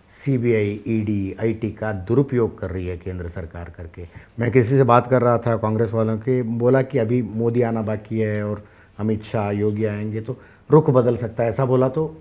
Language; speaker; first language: Hindi; non-native, local second language; Kannada